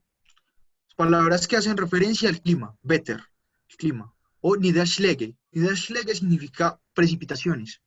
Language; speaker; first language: Spanish; native; Spanish